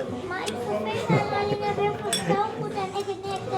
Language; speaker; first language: Dutch; early bilingual, other home language; Persian